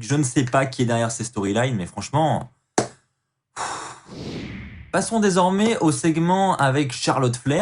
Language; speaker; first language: French; native; French